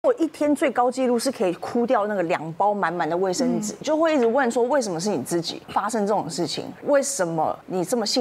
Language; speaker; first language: Chinese; native; Chinese